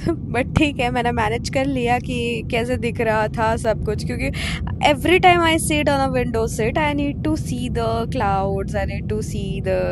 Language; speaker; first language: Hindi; non-native, local second language; Marathi